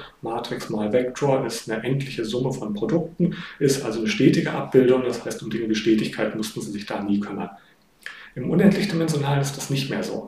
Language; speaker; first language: German; native; German